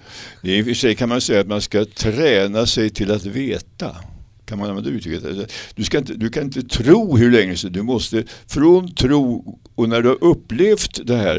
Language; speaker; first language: Swedish; native; Swedish